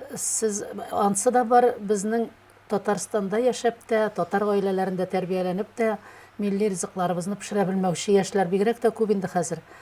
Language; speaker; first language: Tatar; native; Tatar